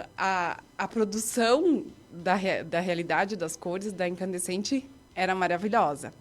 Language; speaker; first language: Portuguese; native; Portuguese